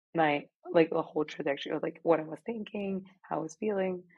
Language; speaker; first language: English; non-native, fluent; Spanish